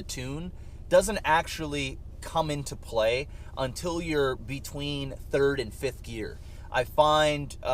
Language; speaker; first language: English; native; English